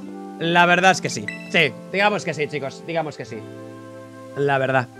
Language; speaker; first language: Spanish; native; Spanish